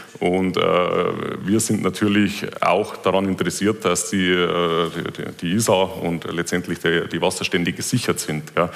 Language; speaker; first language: German; native; German